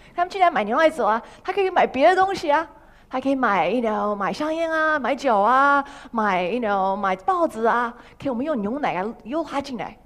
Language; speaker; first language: Chinese; early bilingual, heritage; Chinese